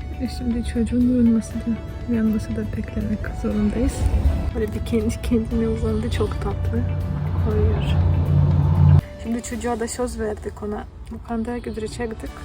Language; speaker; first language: Turkish; non-native, learner; Russian